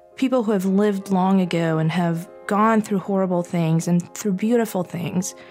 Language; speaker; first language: English; non-native, fluent; Bulgarian